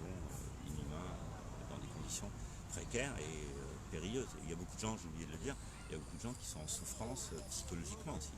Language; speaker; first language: French; native; French